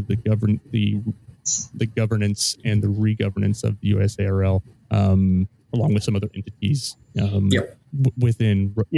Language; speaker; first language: English; native; English